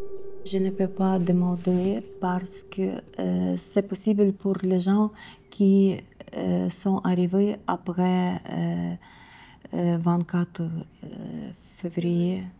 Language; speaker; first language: French; non-native, learner; Ukrainian